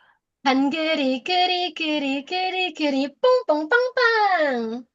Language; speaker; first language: Korean; non-native, learner; Indonesian